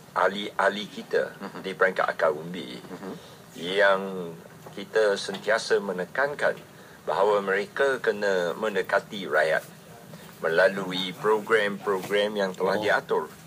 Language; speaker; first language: Malay; non-native, local second language; Hakka Chinese